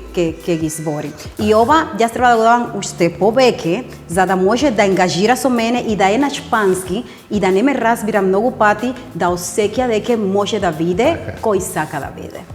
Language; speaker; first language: Macedonian; non-native, learner; Spanish